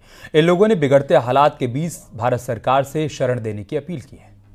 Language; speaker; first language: Hindi; native; Hindi